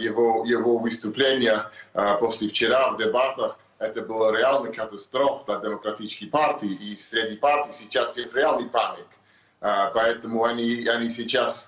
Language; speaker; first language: Russian; non-native, fluent; English